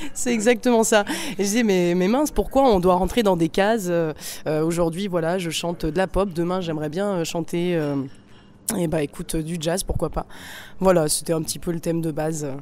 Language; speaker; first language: French; native; French